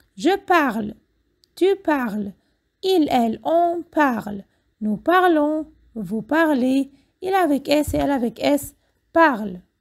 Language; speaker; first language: French; non-native, fluent; Arabic